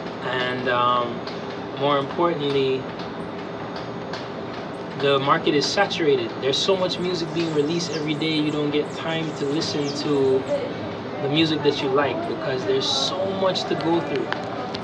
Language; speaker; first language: English; native; English